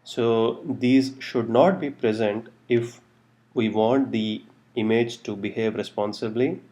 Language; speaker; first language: English; non-native, local second language; Telugu